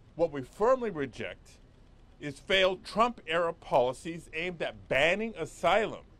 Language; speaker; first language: English; early bilingual, other home language; Spanish